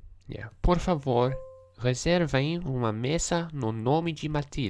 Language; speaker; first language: Portuguese; non-native, learner; English